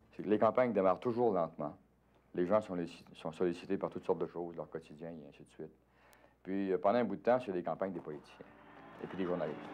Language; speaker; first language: French; native; French